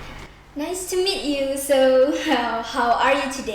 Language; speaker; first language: English; non-native, learner; Indonesian